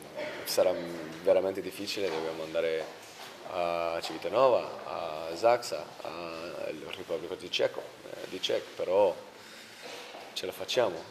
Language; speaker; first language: Italian; non-native, fluent; English